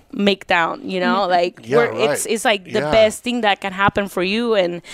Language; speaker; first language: English; early bilingual, other home language; Spanish